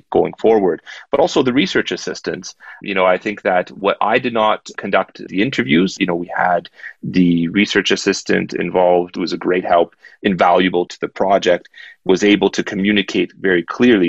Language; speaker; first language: English; native; English